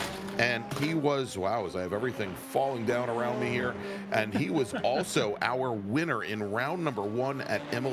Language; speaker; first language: English; native; English